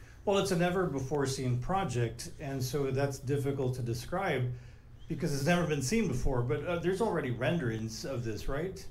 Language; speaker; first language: English; native; English